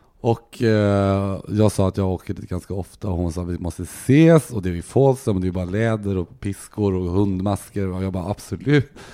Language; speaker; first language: Swedish; native; Swedish